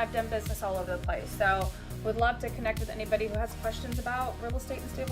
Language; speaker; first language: English; native; English